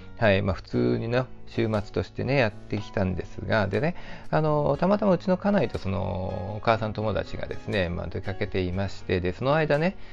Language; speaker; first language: Japanese; native; Japanese